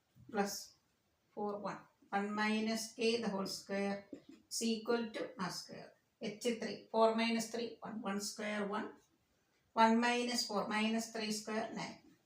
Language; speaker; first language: English; non-native, local second language; Malayalam